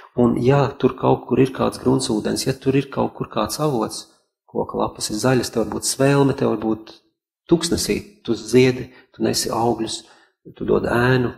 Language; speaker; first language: Latvian; native; Latvian